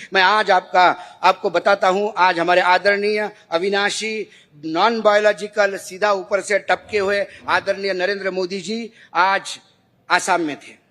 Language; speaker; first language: Hindi; non-native, local second language; Marathi